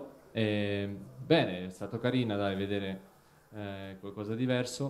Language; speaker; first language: Italian; non-native, fluent; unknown